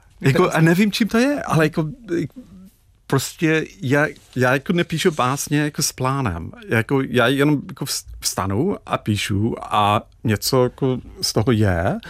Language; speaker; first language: Czech; non-native, fluent; English